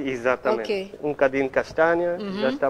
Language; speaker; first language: Portuguese; non-native, learner; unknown